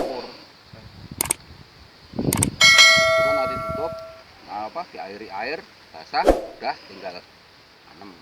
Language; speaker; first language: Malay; non-native, local second language; Javanese